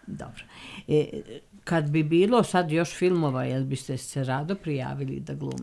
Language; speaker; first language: Serbian; native; Serbian